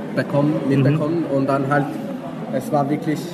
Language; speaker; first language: German; non-native, learner; Albanian